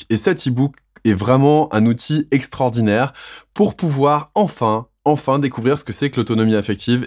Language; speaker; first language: French; native; French